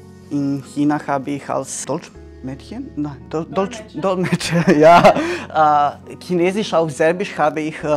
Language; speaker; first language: German; non-native, fluent; Serbian